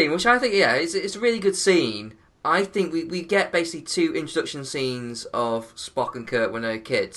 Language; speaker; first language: English; native; English